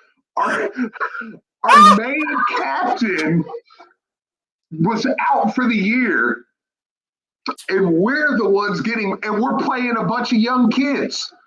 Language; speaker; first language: English; native; English